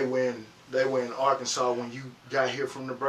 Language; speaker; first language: English; native; English